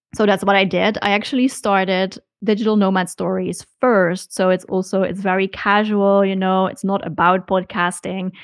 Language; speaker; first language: English; non-native, fluent; Dutch